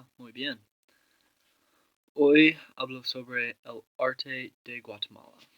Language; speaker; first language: Spanish; non-native, learner; English